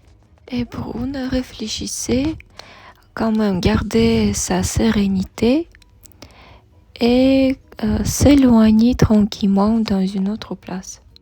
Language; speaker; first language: French; non-native, learner; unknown